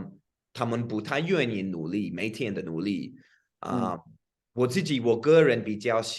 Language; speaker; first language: Chinese; non-native, fluent; English